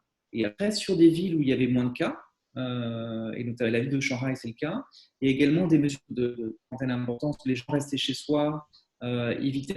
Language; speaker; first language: French; native; French